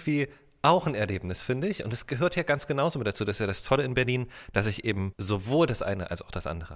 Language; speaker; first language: German; native; German